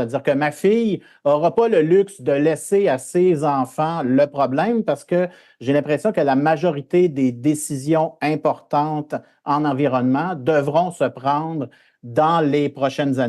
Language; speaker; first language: French; native; French